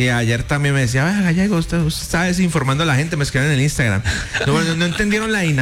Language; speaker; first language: Spanish; native; Spanish